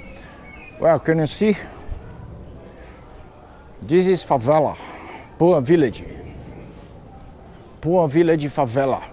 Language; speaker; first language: English; non-native, learner; Portuguese